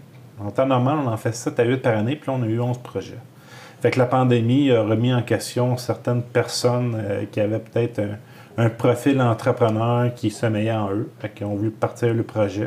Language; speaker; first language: French; native; French